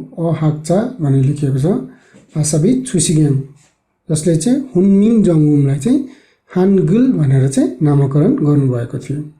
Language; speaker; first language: Nepali; native; Nepali